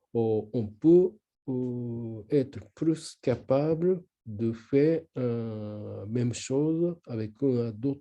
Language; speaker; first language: French; non-native, learner; Japanese